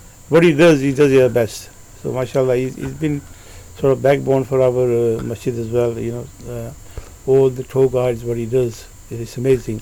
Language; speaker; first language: English; early bilingual, other home language; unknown